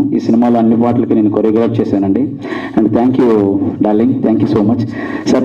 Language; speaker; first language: Telugu; native; Telugu